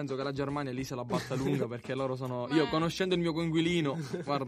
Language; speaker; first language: Italian; native; Italian